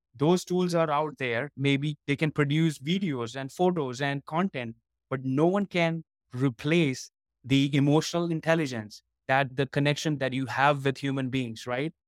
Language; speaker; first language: English; non-native, local second language; Hindi